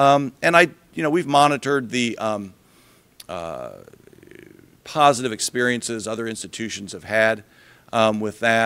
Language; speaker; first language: English; native; English